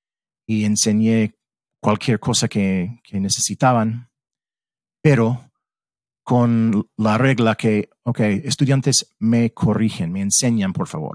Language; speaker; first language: Spanish; early bilingual, heritage; English